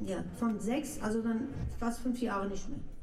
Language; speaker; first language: German; non-native, local second language; Turkish